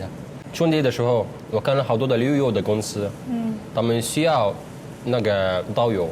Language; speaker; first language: Chinese; non-native, learner; Arabic